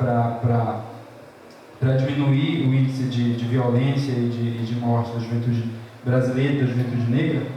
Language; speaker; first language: Portuguese; native; Portuguese